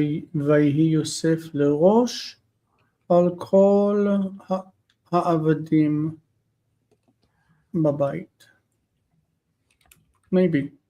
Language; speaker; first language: Hebrew; non-native, fluent; English